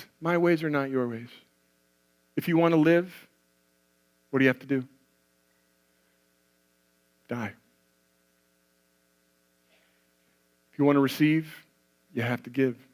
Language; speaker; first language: English; native; English